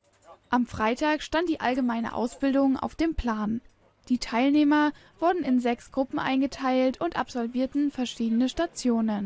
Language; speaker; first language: German; native; German